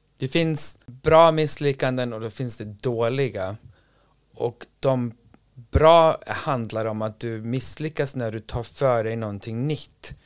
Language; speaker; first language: Swedish; non-native, fluent; English